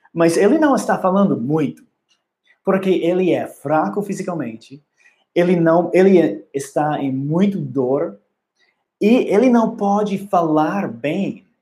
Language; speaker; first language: Portuguese; non-native, learner; English